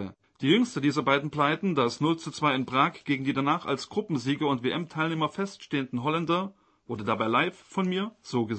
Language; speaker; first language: German; native; German